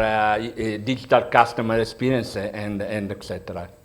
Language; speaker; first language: English; non-native, learner; Italian